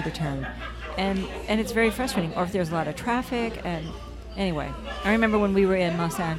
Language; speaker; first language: English; native; English